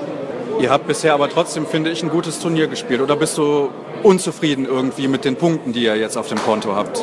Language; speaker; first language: German; native; German